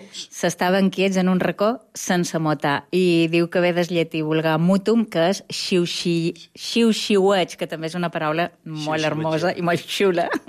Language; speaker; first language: Catalan; native; Catalan